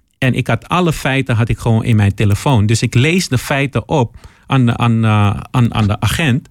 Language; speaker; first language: Dutch; early bilingual, other home language; Papiamento